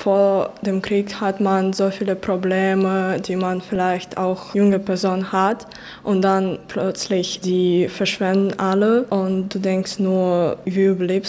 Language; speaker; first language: German; non-native, fluent; Ukrainian